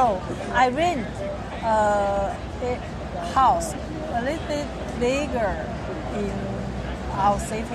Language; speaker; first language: English; non-native, learner; Chinese